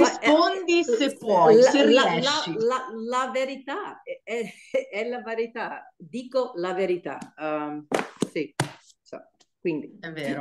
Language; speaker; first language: Italian; non-native, learner; English